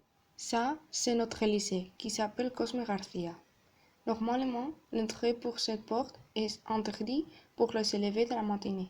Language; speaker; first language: French; non-native, learner; Spanish